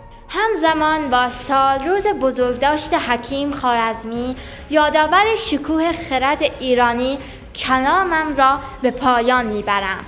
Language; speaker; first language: Persian; native; Persian